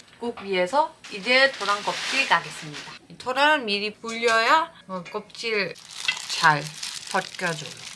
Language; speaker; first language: Korean; non-native, fluent; German